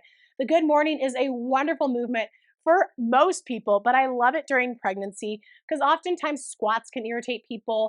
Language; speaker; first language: English; native; English